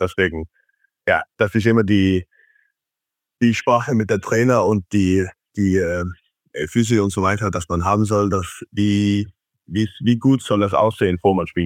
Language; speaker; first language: German; non-native, fluent; Faroese